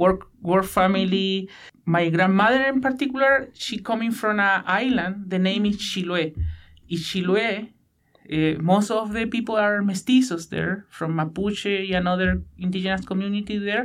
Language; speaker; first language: English; non-native, learner; Spanish